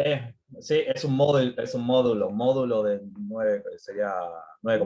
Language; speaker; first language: Spanish; native; Spanish